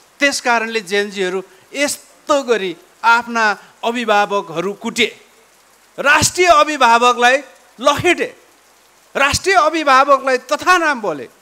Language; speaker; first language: Nepali; native; Nepali